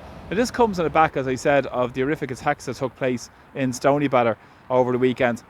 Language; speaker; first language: English; native; English